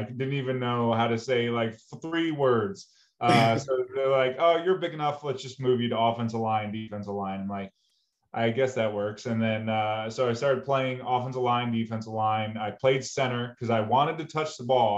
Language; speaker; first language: English; native; English